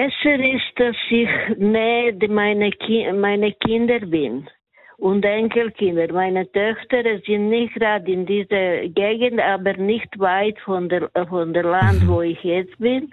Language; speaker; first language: German; non-native, learner; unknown